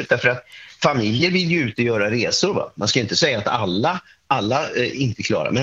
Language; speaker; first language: Swedish; native; Swedish